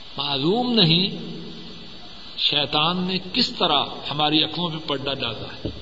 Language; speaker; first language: Urdu; non-native, local second language; Punjabi